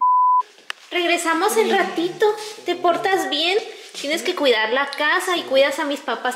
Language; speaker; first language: Spanish; native; Spanish